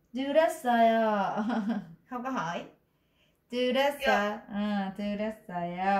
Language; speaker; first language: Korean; non-native, fluent; Vietnamese